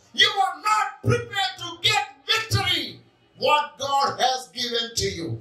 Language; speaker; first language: English; non-native, local second language; Telugu